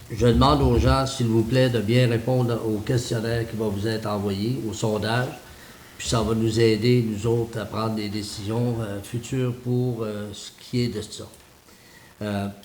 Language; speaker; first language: French; native; French